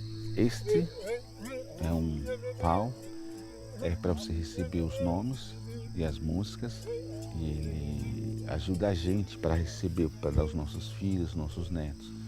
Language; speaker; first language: Portuguese; non-native, local second language; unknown